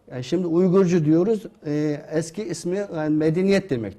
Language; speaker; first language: Turkish; non-native, fluent; Uyghur